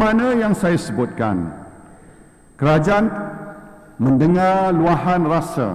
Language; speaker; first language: Malay; native; Malay